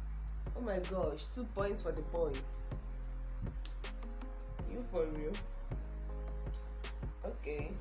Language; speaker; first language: English; non-native, local second language; Igbo